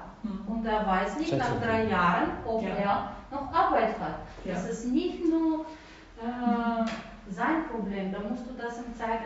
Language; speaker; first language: German; non-native, fluent; Russian